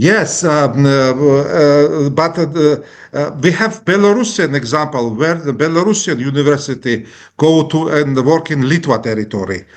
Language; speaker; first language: English; non-native, learner; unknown